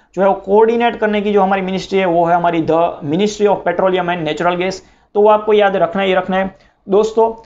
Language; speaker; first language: Hindi; non-native, local second language; Gujarati